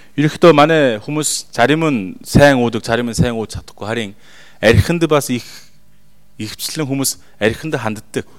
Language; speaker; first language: Mongolian; non-native, fluent; Korean